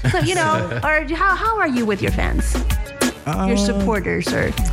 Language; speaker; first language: English; early bilingual, other home language; Spanish